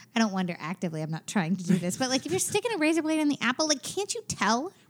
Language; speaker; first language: English; native; English